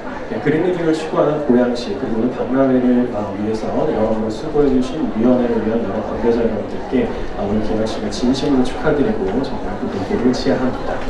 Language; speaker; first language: Korean; native; Korean